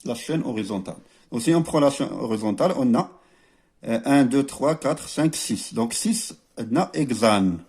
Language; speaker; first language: French; non-native, local second language; Arabic